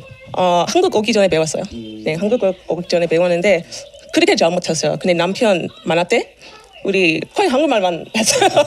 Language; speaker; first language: Korean; non-native, fluent; English